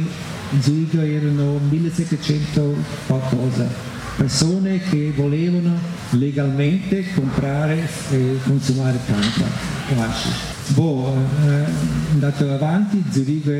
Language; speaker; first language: Italian; non-native, fluent; German